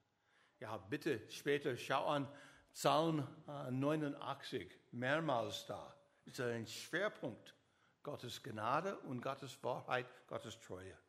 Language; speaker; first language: German; non-native, learner; English